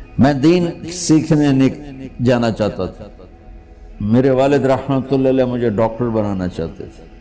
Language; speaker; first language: Urdu; non-native, local second language; Punjabi